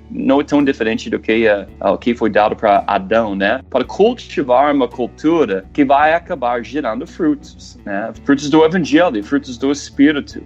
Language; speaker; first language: Portuguese; non-native, fluent; English